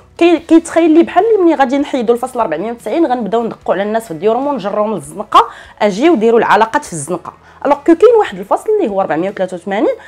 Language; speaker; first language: Arabic; native; Arabic